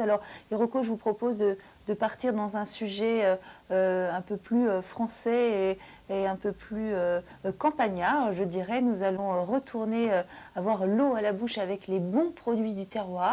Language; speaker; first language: French; native; French